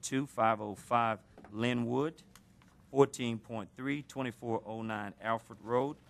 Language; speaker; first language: English; native; English